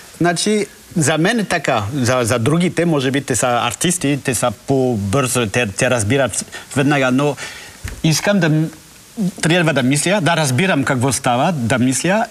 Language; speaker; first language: Bulgarian; non-native, learner; French